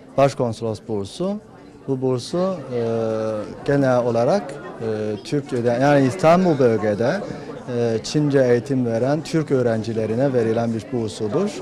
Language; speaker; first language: Turkish; non-native, fluent; Chinese